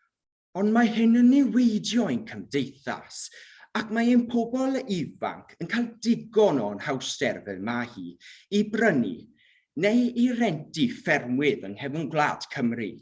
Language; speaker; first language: Welsh; native; Welsh